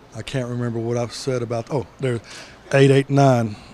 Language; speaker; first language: English; native; English